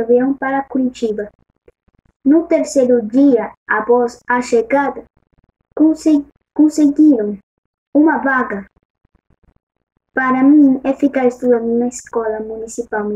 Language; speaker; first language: Portuguese; early bilingual, other home language; Spanish